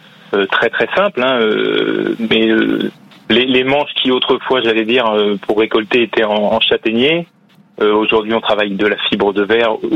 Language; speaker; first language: French; native; French